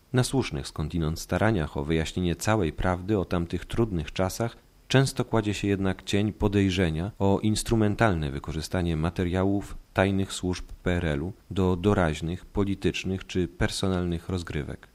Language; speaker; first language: Polish; native; Polish